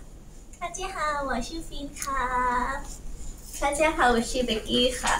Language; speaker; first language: Chinese; non-native, learner; Thai